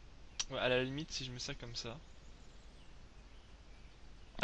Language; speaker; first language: French; native; French